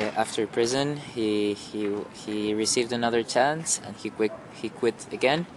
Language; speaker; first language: English; non-native, fluent; Spanish